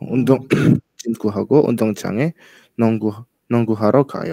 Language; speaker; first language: Korean; non-native, learner; Indonesian